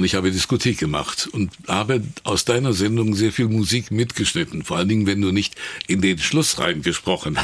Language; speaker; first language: German; native; German